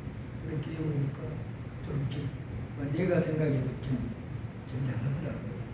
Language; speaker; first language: Korean; native; Korean